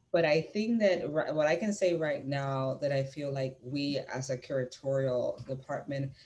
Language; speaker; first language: English; non-native, fluent; Spanish